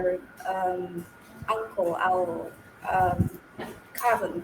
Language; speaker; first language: English; non-native, fluent; Vietnamese